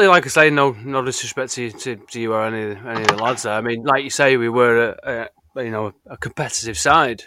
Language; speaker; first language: English; native; English